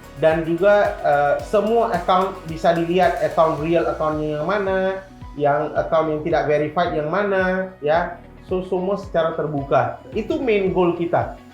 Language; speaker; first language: Indonesian; non-native, fluent; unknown